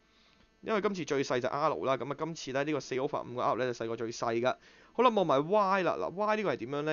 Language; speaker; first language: Cantonese; native; Cantonese